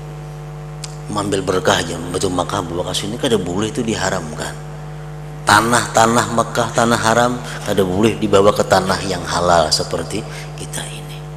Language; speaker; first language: Indonesian; non-native, local second language; Banjar